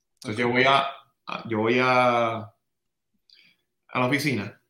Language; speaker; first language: Spanish; native; Spanish